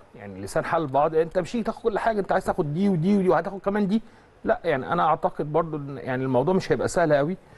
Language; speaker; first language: Egyptian Arabic; native; Egyptian Arabic